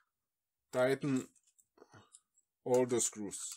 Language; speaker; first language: English; non-native, fluent; Slovenian